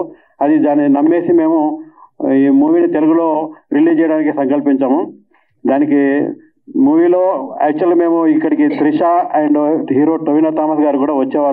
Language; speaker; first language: Telugu; native; Telugu